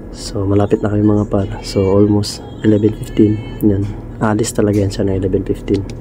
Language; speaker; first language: Filipino; native; Filipino